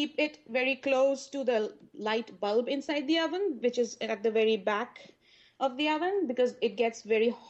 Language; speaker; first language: English; non-native, local second language; Urdu